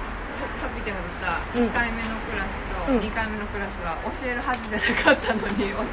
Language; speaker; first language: Japanese; native; Japanese